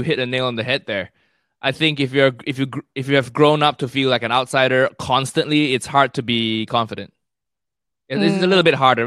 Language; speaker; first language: English; non-native, local second language; Cantonese